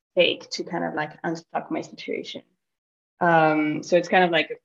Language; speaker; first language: English; non-native, fluent; French